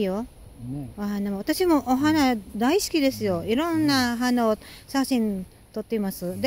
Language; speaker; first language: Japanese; non-native, fluent; Filipino